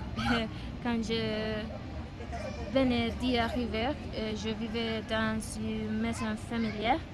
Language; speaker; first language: French; non-native, learner; Spanish